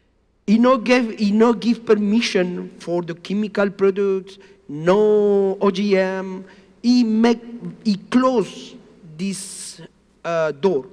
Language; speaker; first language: English; non-native, learner; Spanish